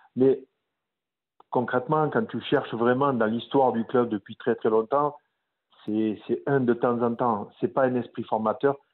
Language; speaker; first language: French; native; French